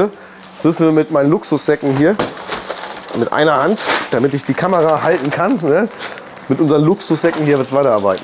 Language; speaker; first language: German; native; German